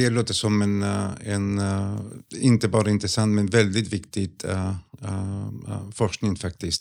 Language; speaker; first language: Swedish; non-native, fluent; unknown